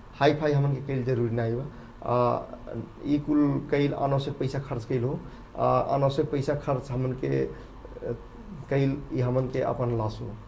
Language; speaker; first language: Bhojpuri; non-native, local second language; Dangaura Tharu